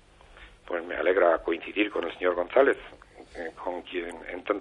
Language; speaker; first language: Spanish; native; Spanish